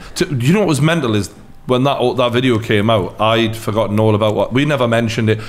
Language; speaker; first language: English; native; English